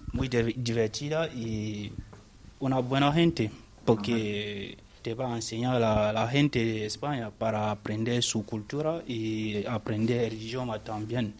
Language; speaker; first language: Spanish; non-native, learner; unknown